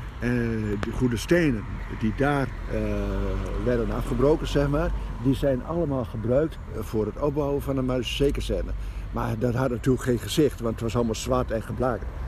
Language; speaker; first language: Dutch; native; Dutch